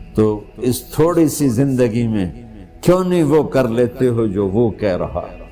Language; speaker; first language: Urdu; non-native, local second language; Punjabi